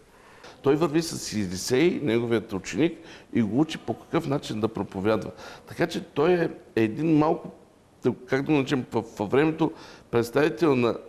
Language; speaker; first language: Bulgarian; native; Bulgarian